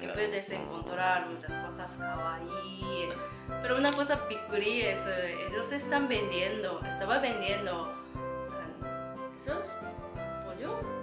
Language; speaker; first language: Spanish; non-native, learner; Japanese